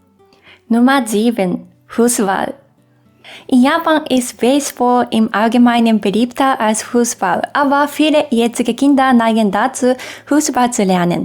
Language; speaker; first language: German; non-native, fluent; Japanese